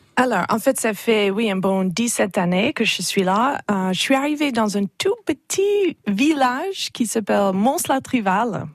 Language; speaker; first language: French; non-native, fluent; English